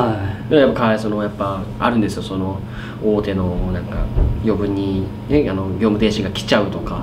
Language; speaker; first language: Japanese; native; Japanese